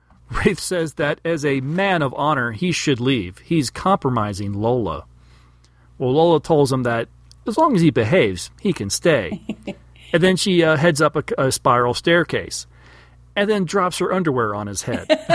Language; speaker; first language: English; native; English